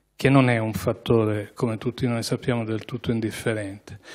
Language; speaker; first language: Italian; native; Italian